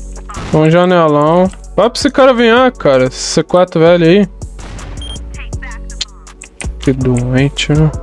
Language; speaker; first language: Portuguese; native; Portuguese